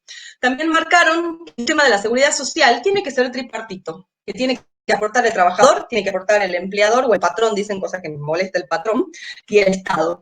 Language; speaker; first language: Spanish; native; Spanish